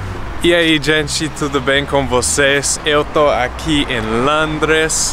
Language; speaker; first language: Portuguese; non-native, fluent; English